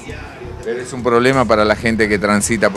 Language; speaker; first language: Spanish; native; Spanish